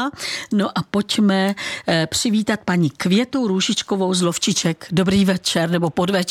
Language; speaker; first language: Czech; native; Czech